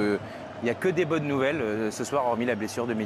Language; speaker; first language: French; native; French